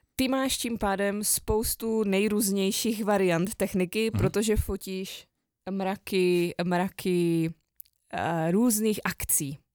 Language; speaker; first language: Czech; native; Czech